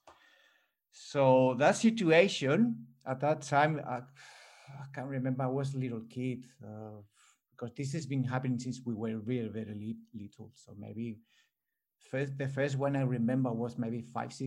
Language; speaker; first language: English; non-native, fluent; Spanish